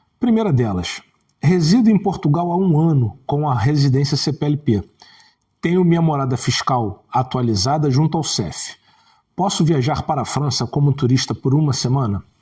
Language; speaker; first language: Portuguese; native; Portuguese